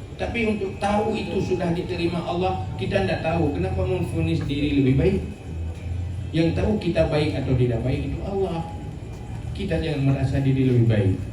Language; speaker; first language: Malay; non-native, local second language; Achinese